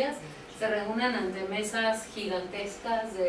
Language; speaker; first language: Spanish; native; Spanish